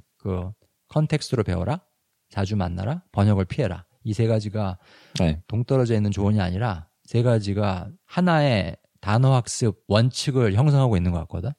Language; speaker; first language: Korean; native; Korean